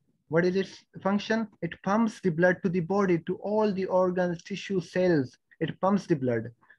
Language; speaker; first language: English; non-native, fluent; Persian